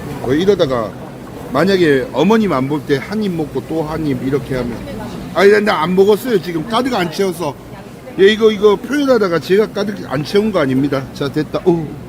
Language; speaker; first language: Korean; native; Korean